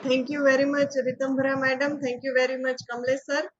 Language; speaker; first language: English; non-native, local second language; Gujarati